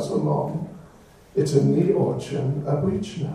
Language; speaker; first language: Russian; non-native, learner; English